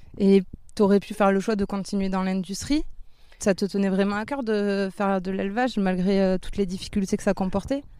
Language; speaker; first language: French; native; French